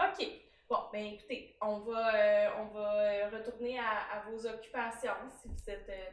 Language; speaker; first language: French; native; French